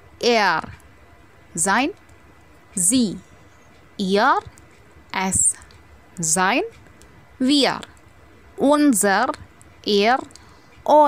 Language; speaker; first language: German; non-native, fluent; Indonesian